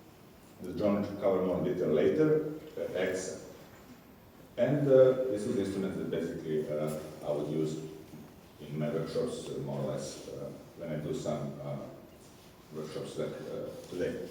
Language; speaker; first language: English; non-native, fluent; Serbian